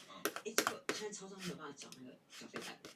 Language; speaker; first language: Chinese; native; Chinese